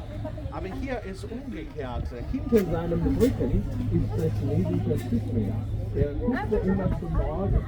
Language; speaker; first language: German; non-native, learner; Chinese